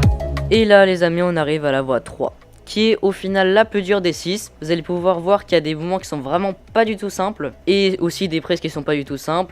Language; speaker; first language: French; native; French